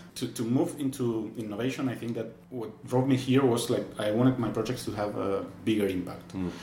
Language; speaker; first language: English; non-native, fluent; Spanish